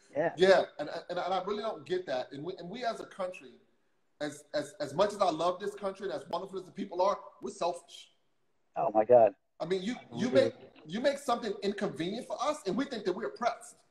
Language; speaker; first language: English; native; English